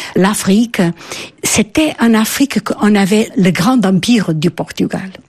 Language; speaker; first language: French; non-native, fluent; Portuguese